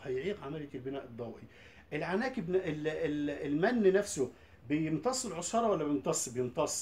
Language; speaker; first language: Arabic; native; Arabic